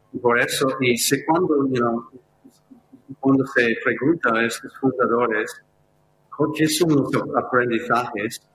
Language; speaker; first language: Spanish; non-native, fluent; English